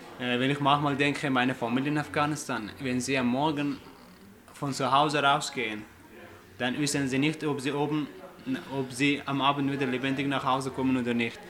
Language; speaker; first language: German; non-native, fluent; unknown